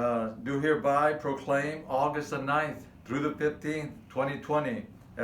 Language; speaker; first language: English; native; English